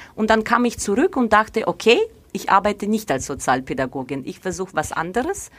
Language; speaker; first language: German; non-native, fluent; Russian